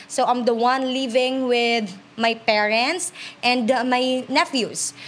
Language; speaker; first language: English; non-native, local second language; Hiligaynon